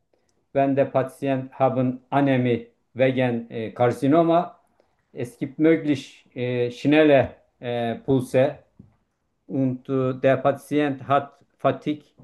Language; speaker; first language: German; non-native, learner; Turkish